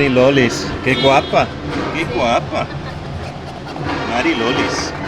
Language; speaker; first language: Spanish; non-native, learner; English